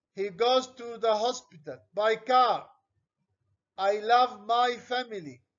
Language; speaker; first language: English; non-native, fluent; Arabic